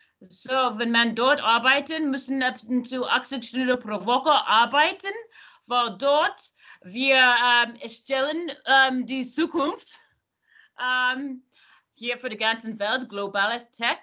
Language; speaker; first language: German; non-native, learner; English